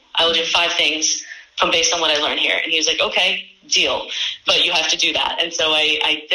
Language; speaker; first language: English; native; English